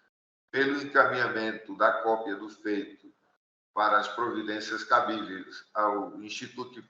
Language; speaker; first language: Portuguese; native; Portuguese